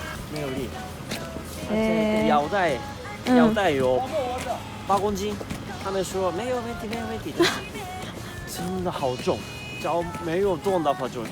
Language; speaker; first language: Chinese; non-native, fluent; Japanese